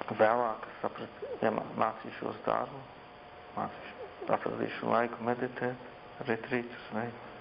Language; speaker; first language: Latvian; early bilingual, heritage; Latvian